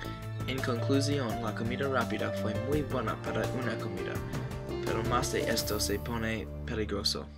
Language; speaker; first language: Spanish; non-native, learner; English